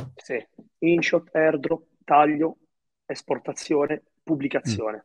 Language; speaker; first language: Italian; early bilingual, other home language; Arabic